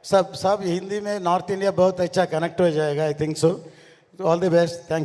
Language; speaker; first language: Hindi; non-native, local second language; Tamil